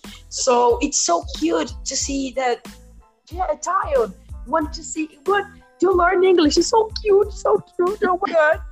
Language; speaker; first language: English; non-native, learner; Portuguese